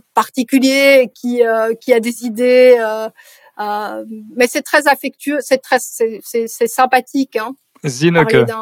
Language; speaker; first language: French; native; French